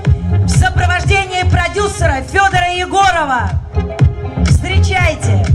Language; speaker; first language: Russian; native; Russian